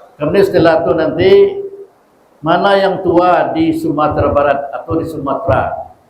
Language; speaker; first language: Malay; non-native, local second language; Minangkabau